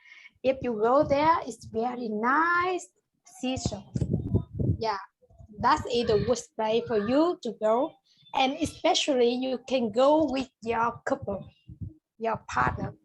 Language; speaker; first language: English; non-native, learner; Vietnamese